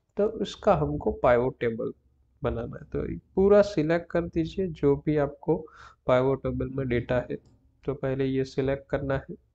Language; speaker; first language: Hindi; non-native, local second language; Gujarati